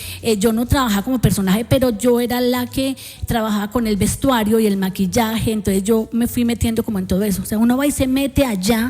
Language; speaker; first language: Spanish; native; Spanish